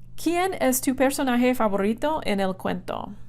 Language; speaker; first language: Spanish; non-native, fluent; English